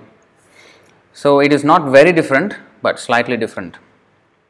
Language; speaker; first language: English; non-native, local second language; Telugu